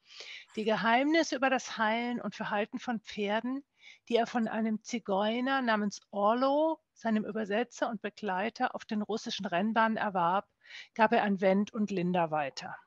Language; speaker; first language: German; native; German